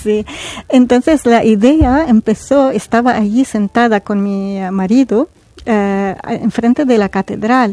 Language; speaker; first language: Spanish; non-native, fluent; Arabic